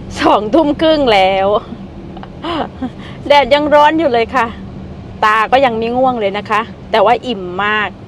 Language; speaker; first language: Thai; native; Thai